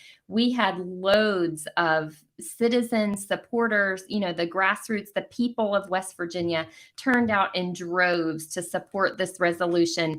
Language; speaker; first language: English; native; English